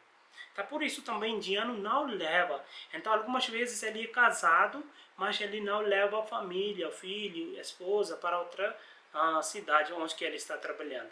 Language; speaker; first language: Portuguese; non-native, learner; Hindi